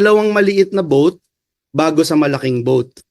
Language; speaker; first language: Filipino; native; Filipino